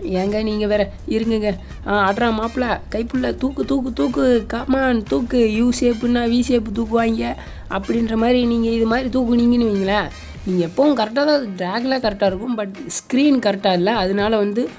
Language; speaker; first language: Tamil; native; Tamil